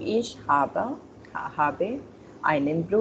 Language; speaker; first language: German; non-native, fluent; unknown